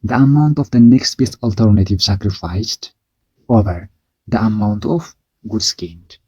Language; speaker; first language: English; non-native, local second language; Amharic